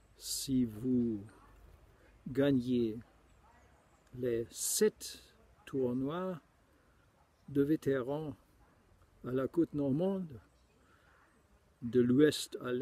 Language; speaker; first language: French; non-native, fluent; German